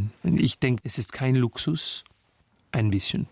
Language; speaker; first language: German; non-native, learner; French